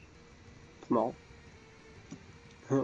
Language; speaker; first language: French; native; French